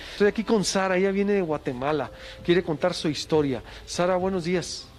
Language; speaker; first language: Spanish; native; Spanish